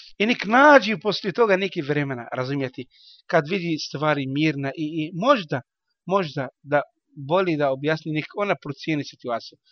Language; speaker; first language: Bosnian; non-native, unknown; Arabic